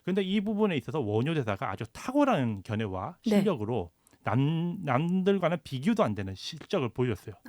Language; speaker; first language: Korean; native; Korean